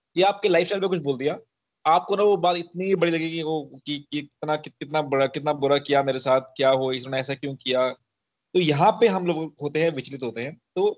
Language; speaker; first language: Hindi; native; Hindi